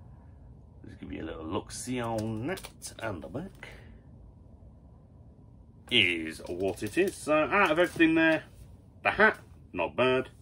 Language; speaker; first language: English; native; English